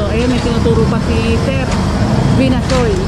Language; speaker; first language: Filipino; native; Filipino